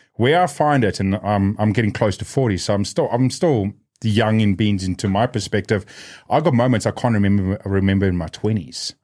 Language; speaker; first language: English; native; English